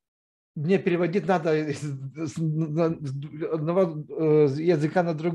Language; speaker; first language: Russian; non-native, fluent; Lithuanian